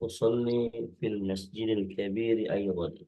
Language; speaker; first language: Arabic; non-native, learner; Indonesian